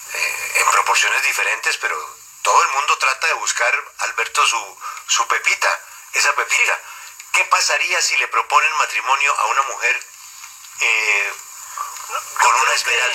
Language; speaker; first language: Spanish; native; Spanish